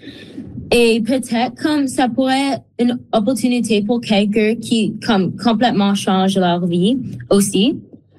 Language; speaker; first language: French; non-native, local second language; English